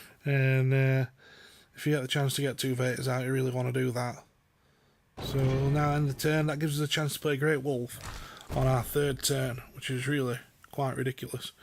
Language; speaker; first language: English; native; English